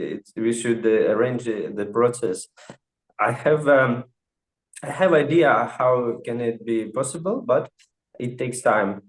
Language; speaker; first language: English; non-native, fluent; Russian